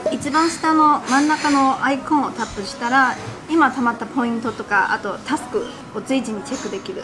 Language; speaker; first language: Japanese; non-native, fluent; Chinese